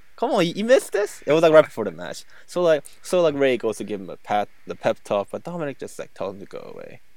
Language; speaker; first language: English; non-native, fluent; Korean